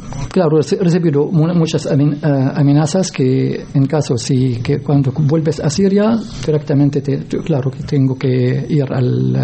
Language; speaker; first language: Spanish; non-native, learner; Arabic